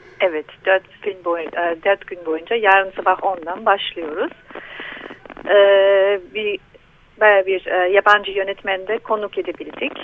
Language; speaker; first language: Turkish; non-native, learner; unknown